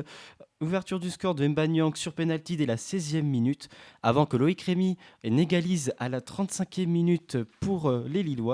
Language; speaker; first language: French; native; French